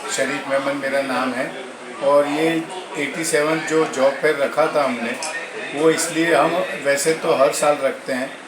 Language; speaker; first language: Hindi; non-native, local second language; Gujarati